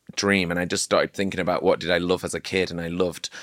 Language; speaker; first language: English; native; English